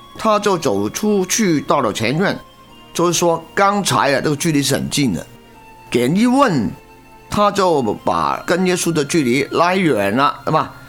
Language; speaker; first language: Chinese; non-native, local second language; Cantonese